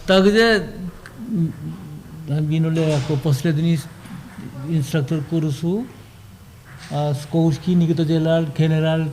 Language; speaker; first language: Czech; non-native, learner; Korean